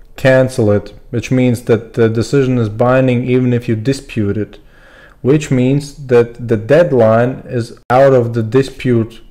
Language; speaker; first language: English; non-native, fluent; Latvian